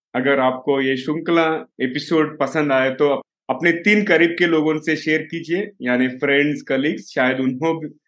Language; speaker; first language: Hindi; non-native, local second language; Telugu